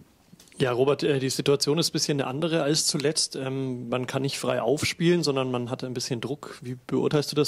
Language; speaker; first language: German; native; German